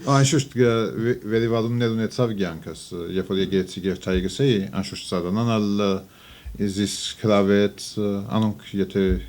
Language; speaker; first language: Armenian; early bilingual, heritage; Armenian